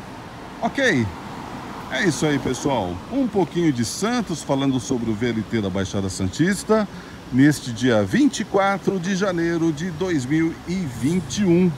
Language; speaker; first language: Portuguese; native; Portuguese